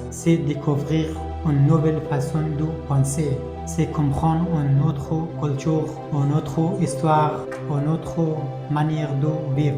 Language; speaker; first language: French; non-native, fluent; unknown